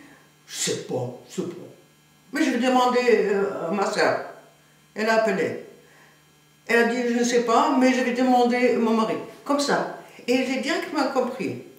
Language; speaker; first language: French; non-native, fluent; German